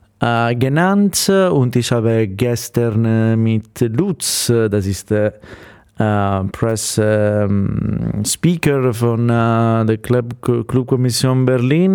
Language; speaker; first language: German; non-native, fluent; Italian